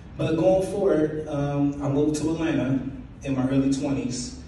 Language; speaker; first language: English; native; English